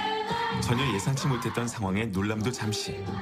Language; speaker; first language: Korean; native; Korean